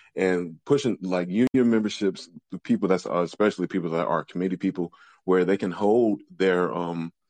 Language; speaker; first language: English; native; English